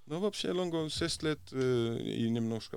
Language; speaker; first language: Russian; non-native, local second language; Estonian